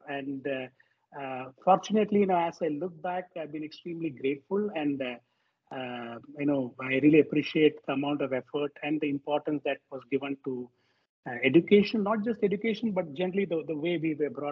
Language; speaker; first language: English; non-native, local second language; Tamil